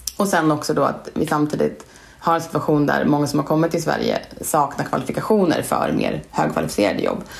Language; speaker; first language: Swedish; native; Swedish